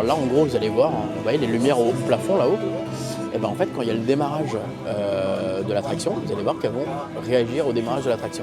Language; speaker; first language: French; native; French